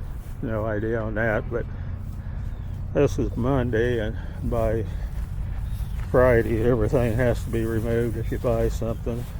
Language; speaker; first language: English; native; English